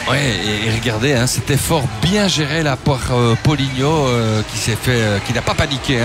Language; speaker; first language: French; native; French